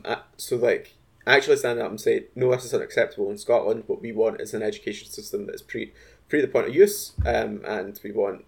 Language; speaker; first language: English; native; English